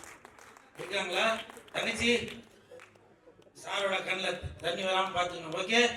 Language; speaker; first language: Tamil; native; Tamil